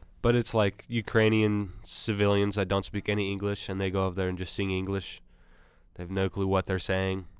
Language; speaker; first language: English; native; English